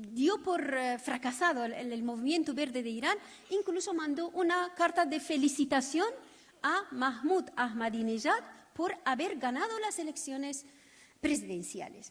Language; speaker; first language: Spanish; non-native, fluent; Persian